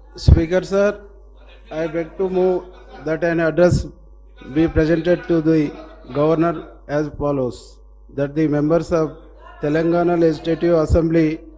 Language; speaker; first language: English; non-native, local second language; Telugu